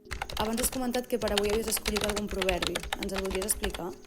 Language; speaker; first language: Catalan; native; Catalan